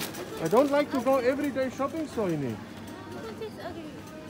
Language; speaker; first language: English; non-native, learner; German